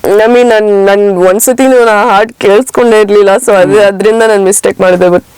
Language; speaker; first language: Kannada; non-native, learner; English